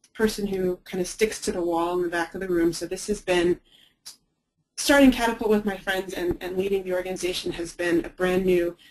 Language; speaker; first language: English; native; English